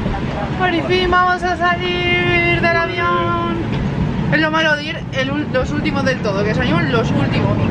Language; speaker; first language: Spanish; native; Spanish